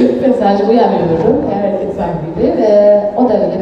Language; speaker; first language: Turkish; early bilingual, heritage; Turkish